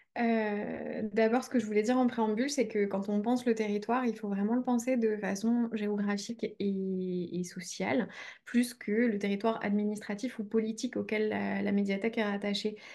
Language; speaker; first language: French; native; French